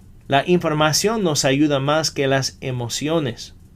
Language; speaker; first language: Spanish; non-native, fluent; English